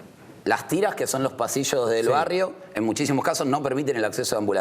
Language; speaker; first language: Spanish; native; Spanish